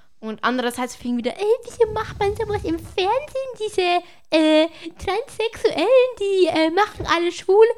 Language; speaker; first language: German; native; German